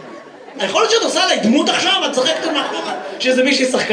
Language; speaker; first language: Hebrew; native; Hebrew